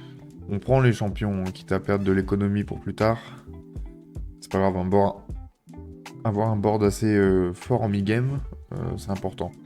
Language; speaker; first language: French; native; French